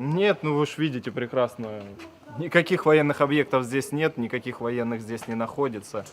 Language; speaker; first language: Russian; native; Russian